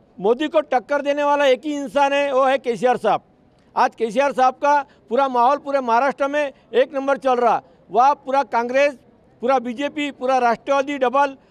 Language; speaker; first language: Hindi; non-native, local second language; Marathi